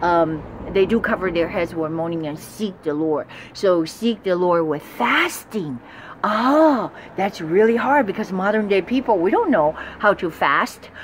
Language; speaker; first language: English; non-native, fluent; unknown